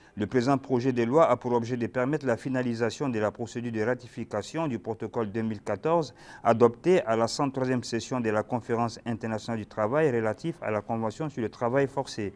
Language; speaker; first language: French; non-native, local second language; Arabic